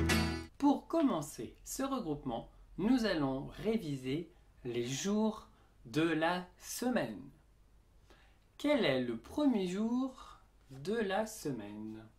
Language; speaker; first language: French; native; French